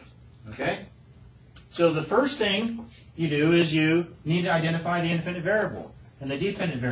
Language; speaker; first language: English; native; English